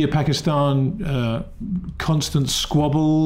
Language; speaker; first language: English; native; English